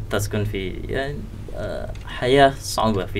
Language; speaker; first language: Arabic; non-native, learner; Indonesian